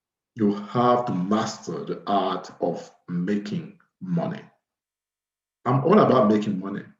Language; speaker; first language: English; non-native, fluent; French